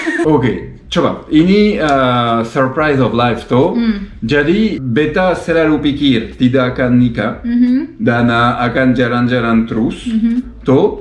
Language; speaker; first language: Indonesian; non-native, learner; French